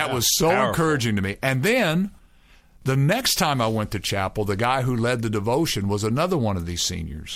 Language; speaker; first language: English; native; English